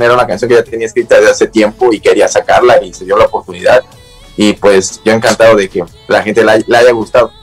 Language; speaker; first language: Spanish; native; Spanish